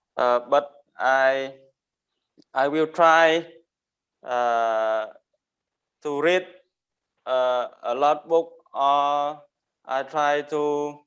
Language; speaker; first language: English; non-native, learner; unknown